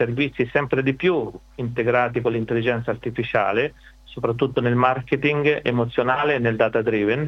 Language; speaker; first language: Italian; native; Italian